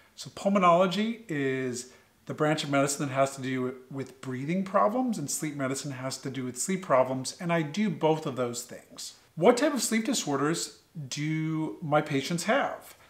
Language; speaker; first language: English; native; English